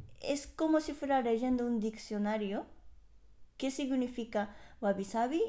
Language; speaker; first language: Spanish; non-native, fluent; Japanese